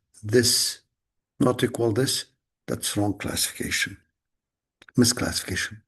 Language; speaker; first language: English; non-native, fluent; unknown